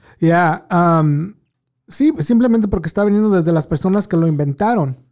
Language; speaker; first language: Spanish; early bilingual, heritage; Spanish